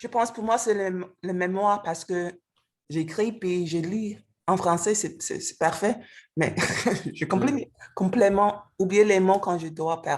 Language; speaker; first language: French; non-native, learner; English